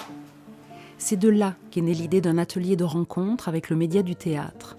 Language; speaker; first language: French; native; French